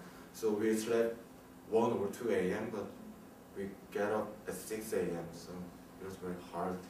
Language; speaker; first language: English; non-native, learner; Korean